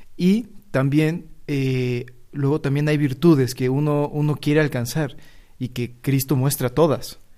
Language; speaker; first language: Spanish; native; Spanish